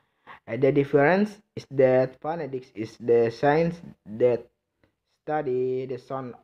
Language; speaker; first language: English; non-native, learner; Indonesian